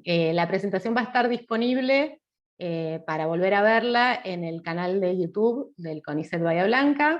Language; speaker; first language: Spanish; native; Spanish